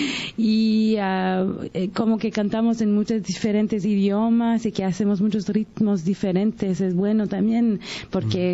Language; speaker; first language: Spanish; early bilingual, heritage; Spanish